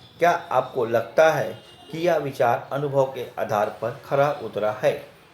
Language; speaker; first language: Hindi; native; Hindi